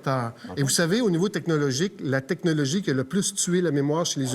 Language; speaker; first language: French; native; French